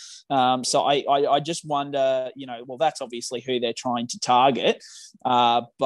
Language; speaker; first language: English; native; English